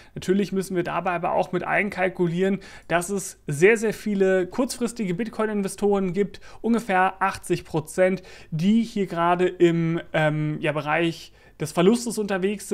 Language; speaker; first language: German; native; German